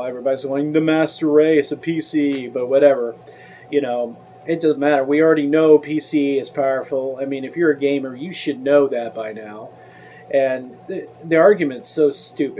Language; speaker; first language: English; native; English